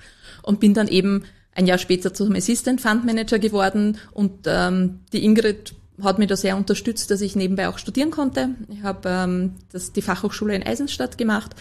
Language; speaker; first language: German; native; German